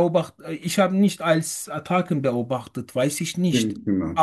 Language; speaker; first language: German; non-native, fluent; Turkish